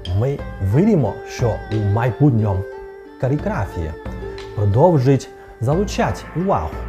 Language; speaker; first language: Ukrainian; non-native, fluent; Chinese